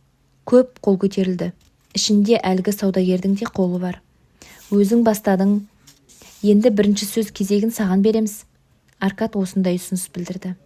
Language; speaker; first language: Kazakh; native; Kazakh